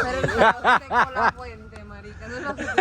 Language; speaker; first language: Spanish; native; Spanish